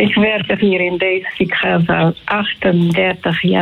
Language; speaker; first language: Dutch; non-native, learner; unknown